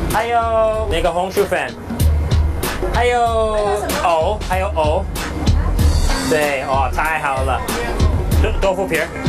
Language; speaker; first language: Chinese; non-native, fluent; English